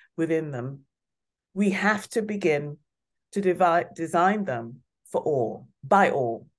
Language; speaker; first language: English; non-native, local second language; Yoruba